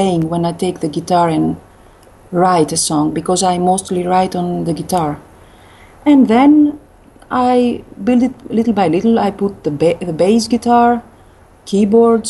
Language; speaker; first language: English; non-native, fluent; Greek